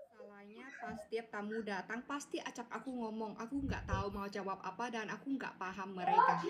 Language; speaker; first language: Indonesian; non-native, learner; Thai